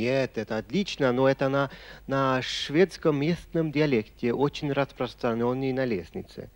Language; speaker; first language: Russian; non-native, fluent; Swedish